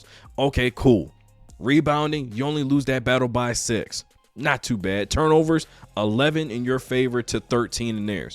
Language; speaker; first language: English; native; English